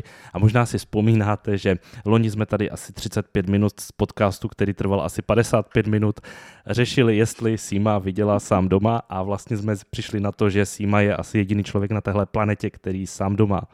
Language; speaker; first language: Czech; native; Czech